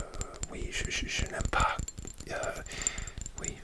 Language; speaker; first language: French; non-native, learner; English